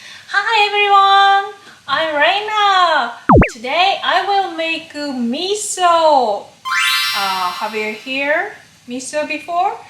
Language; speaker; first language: English; non-native, learner; Japanese